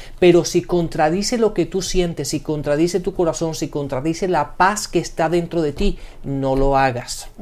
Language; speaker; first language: Spanish; early bilingual, heritage; Spanish